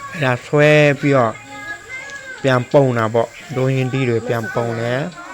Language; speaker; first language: Burmese; non-native, local second language; S'gaw Karen